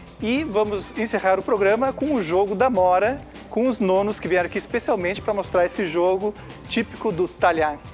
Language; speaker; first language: Portuguese; native; Portuguese